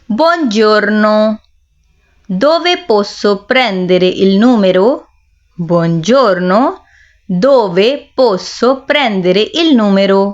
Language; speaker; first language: Italian; non-native, fluent; Urdu